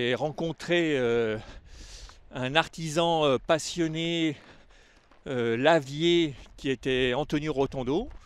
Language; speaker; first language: French; native; French